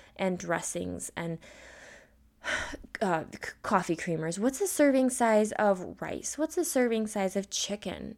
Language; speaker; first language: English; native; English